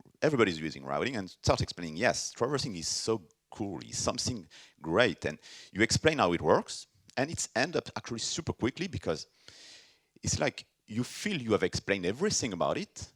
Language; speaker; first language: English; non-native, fluent; French